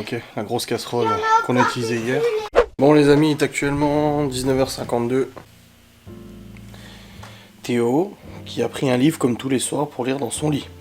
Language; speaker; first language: French; native; French